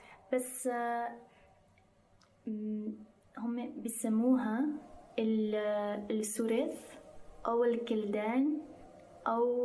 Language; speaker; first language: Arabic; non-native, fluent; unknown